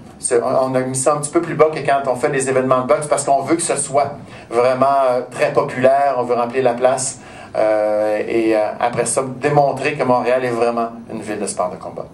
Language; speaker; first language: French; native; French